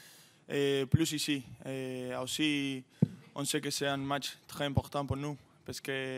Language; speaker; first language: French; non-native, fluent; Spanish